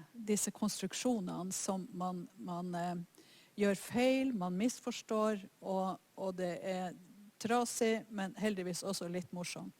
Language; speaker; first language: Norwegian; native; Norwegian